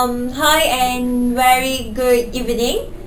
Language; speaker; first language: English; non-native, local second language; Malay